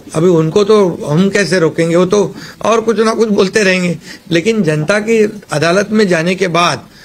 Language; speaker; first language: Hindi; non-native, local second language; Marathi